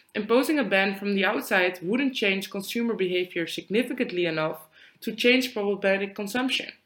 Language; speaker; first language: English; non-native, fluent; Dutch